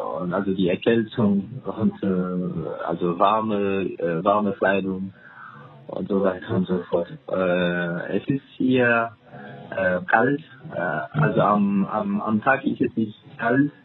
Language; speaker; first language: German; non-native, fluent; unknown